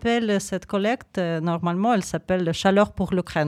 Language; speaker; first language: French; non-native, fluent; Ukrainian